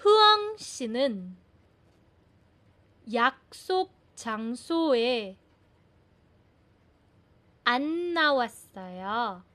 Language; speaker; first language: Korean; non-native, fluent; Filipino